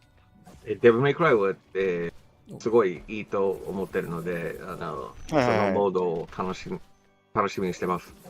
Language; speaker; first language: Japanese; non-native, fluent; English